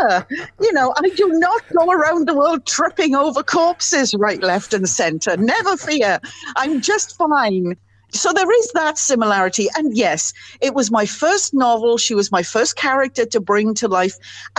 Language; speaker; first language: English; native; English